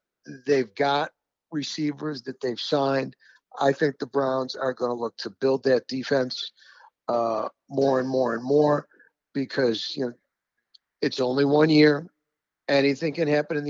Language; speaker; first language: English; native; English